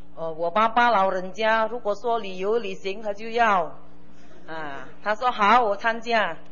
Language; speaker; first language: Chinese; early bilingual, heritage; Chinese